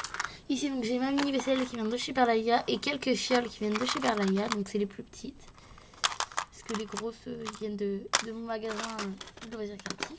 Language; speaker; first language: French; native; French